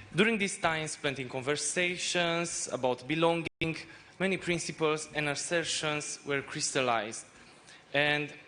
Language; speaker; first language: English; non-native, fluent; Romanian